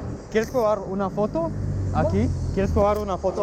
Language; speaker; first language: Spanish; non-native, fluent; English